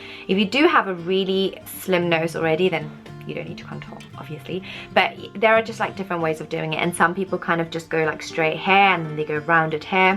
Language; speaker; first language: English; native; English